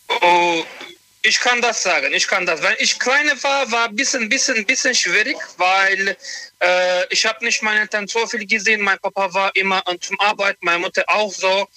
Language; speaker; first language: German; non-native, learner; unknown